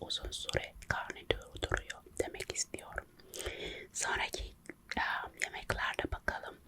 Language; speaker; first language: Turkish; non-native, local second language; English